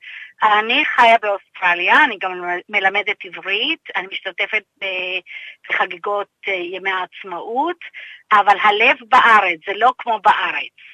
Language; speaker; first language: Hebrew; early bilingual, other home language; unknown